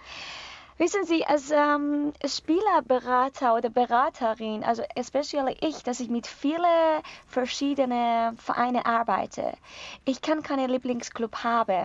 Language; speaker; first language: German; non-native, learner; Persian